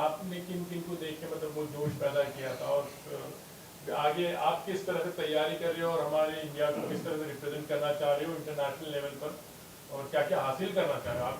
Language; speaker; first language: Hindi; native; Hindi